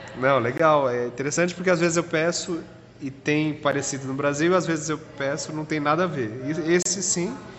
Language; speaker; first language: Portuguese; native; Portuguese